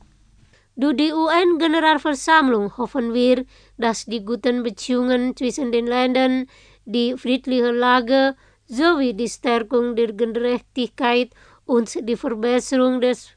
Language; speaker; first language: German; non-native, fluent; Indonesian